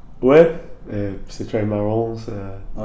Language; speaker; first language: French; non-native, learner; English